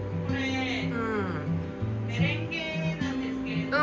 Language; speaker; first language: Japanese; non-native, fluent; Korean